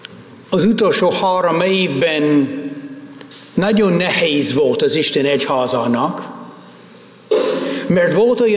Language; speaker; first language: Hungarian; non-native, fluent; English